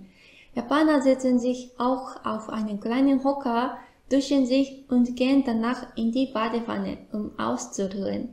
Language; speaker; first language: German; non-native, fluent; Japanese